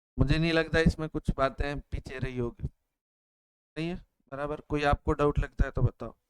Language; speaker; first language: Hindi; native; Hindi